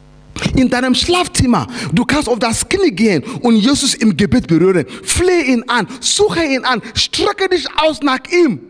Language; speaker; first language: German; non-native, fluent; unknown